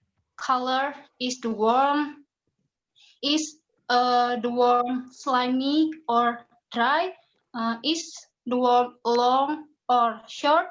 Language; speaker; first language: English; non-native, learner; Indonesian